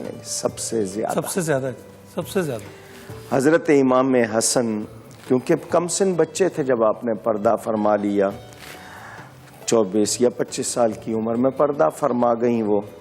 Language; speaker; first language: Urdu; native; Urdu